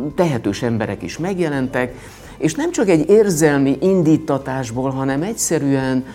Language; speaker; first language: Hungarian; native; Hungarian